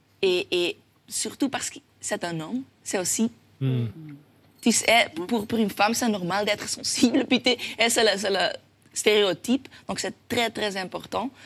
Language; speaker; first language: French; non-native, local second language; Dutch